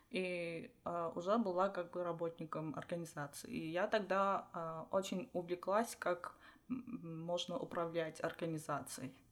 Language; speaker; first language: Russian; non-native, local second language; Armenian